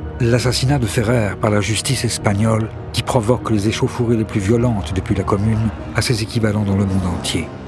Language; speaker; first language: French; native; French